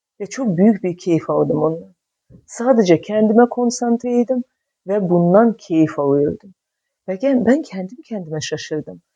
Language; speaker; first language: Turkish; non-native, fluent; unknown